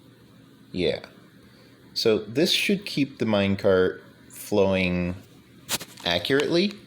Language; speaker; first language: English; native; English